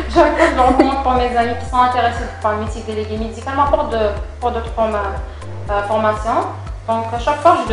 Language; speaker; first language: French; non-native, local second language; Kabyle